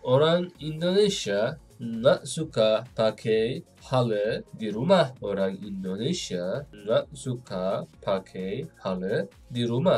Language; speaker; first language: Indonesian; non-native, learner; Turkish